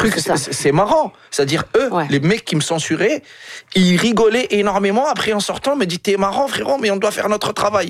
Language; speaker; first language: French; non-native, local second language; Arabic